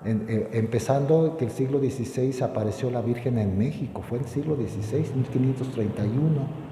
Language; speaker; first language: Spanish; native; Spanish